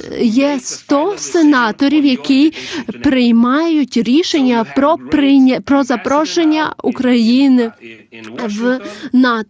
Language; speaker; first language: Ukrainian; non-native, learner; Lithuanian